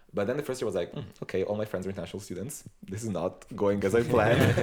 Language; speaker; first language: English; non-native, fluent; Italian